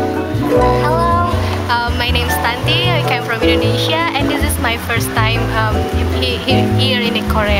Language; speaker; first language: English; non-native, local second language; Indonesian